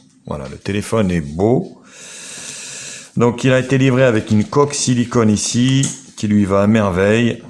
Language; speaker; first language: French; native; French